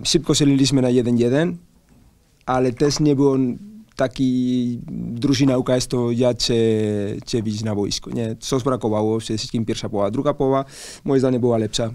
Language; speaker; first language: Polish; non-native, learner; Spanish